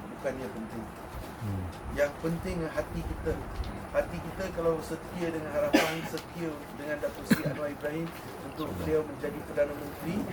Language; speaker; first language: Malay; non-native, local second language; Tamil